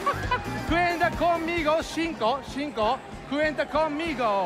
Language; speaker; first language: Spanish; non-native, learner; Japanese